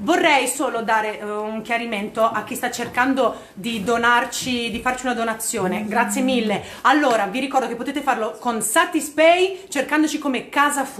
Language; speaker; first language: Italian; native; Italian